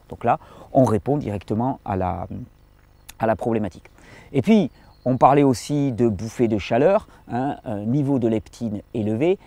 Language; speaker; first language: French; native; French